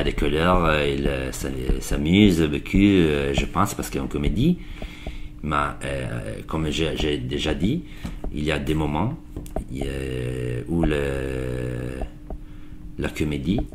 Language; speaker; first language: French; non-native, learner; Italian